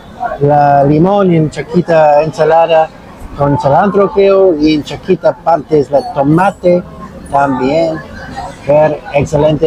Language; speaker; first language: Spanish; non-native, learner; English